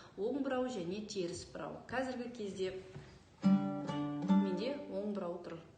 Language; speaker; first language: Kazakh; native; Kazakh